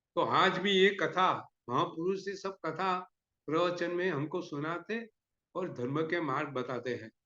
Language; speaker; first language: Hindi; non-native, local second language; Gujarati